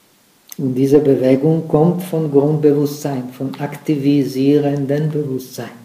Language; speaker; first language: German; non-native, fluent; Czech